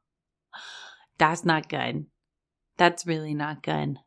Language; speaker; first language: English; native; English